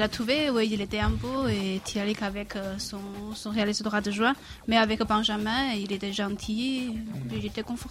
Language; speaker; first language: French; non-native, fluent; Chinese